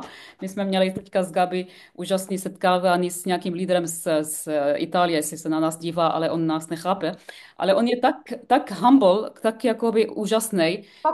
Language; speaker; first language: Czech; non-native, fluent; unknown